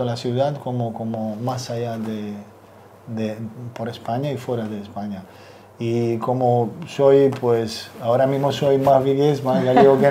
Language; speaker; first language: Spanish; non-native, fluent; Serbian